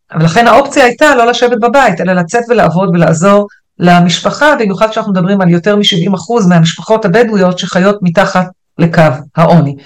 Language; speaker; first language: Hebrew; non-native, local second language; Arabic